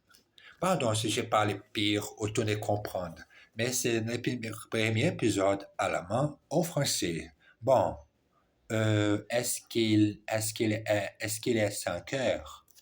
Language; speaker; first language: French; non-native, learner; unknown